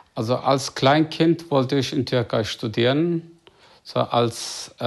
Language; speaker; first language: German; non-native, fluent; Turkish